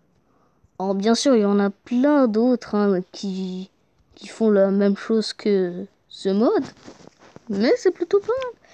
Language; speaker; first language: French; native; French